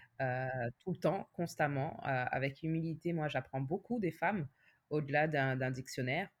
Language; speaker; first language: French; native; French